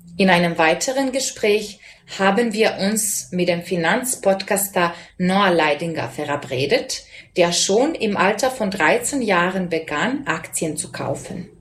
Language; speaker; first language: German; non-native, fluent; Serbian